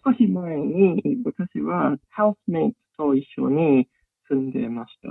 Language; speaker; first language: Japanese; non-native, learner; English